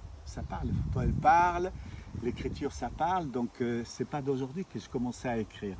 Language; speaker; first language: French; native; French